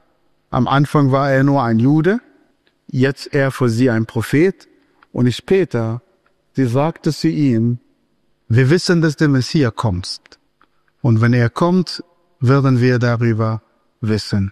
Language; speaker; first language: German; non-native, fluent; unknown